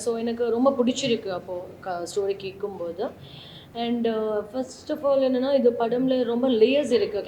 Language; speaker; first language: Tamil; non-native, learner; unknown